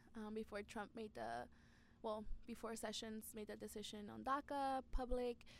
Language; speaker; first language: English; early bilingual, other home language; Spanish